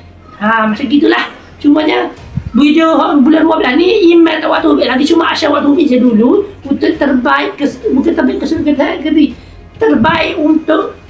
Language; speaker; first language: Malay; native; Malay